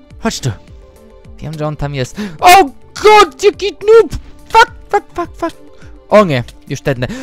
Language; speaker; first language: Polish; early bilingual, heritage; Polish